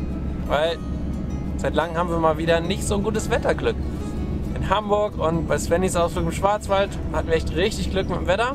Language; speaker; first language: German; native; German